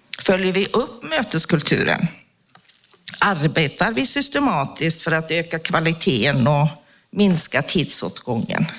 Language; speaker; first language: Swedish; native; Swedish